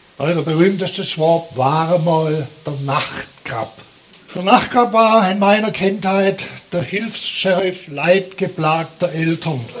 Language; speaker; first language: German; native; German